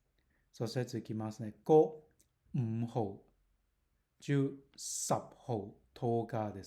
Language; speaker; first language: Japanese; non-native, learner; Cantonese